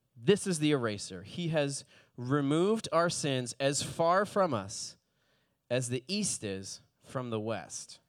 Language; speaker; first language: English; native; English